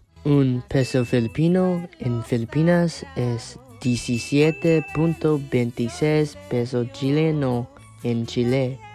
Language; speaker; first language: Spanish; non-native, learner; English